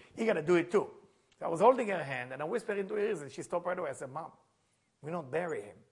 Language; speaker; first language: English; non-native, fluent; Hebrew